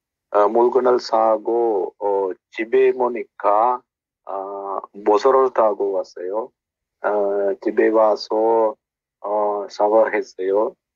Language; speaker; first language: Korean; non-native, learner; Sinhala